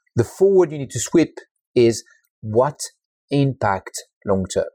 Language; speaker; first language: English; non-native, fluent; French